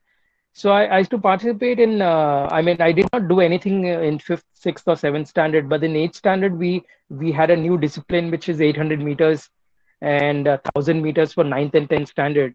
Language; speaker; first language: English; non-native, local second language; Telugu